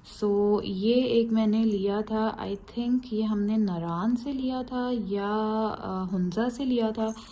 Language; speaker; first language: Urdu; native; Urdu